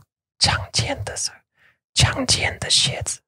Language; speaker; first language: Chinese; non-native, learner; English